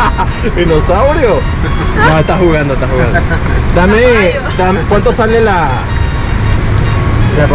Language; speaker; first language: Spanish; native; Spanish